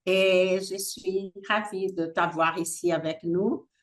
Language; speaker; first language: French; non-native, fluent; Portuguese